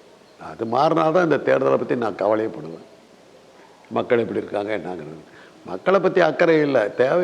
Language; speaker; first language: Tamil; native; Tamil